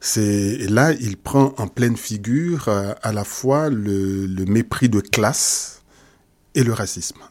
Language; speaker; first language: French; non-native, local second language; Haitian Creole